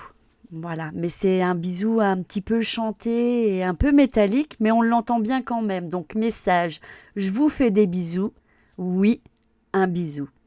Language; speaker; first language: French; native; French